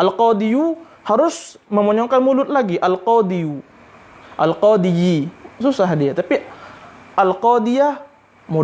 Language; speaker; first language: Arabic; non-native, fluent; Indonesian